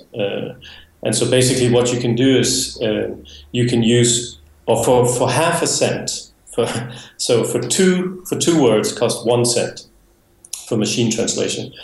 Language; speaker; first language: English; non-native, fluent; Danish